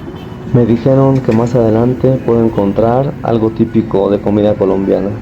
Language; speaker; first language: Spanish; native; Spanish